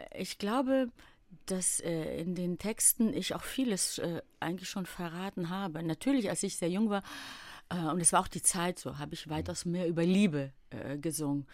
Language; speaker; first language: German; early bilingual, other home language; Greek